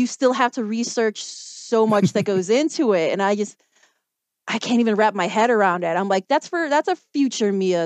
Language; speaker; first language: English; native; English